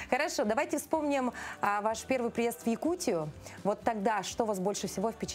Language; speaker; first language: Russian; native; Russian